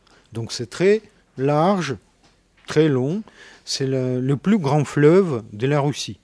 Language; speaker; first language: French; non-native, fluent; Russian